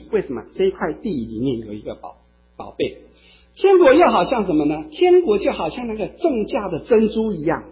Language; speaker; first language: Chinese; native; Chinese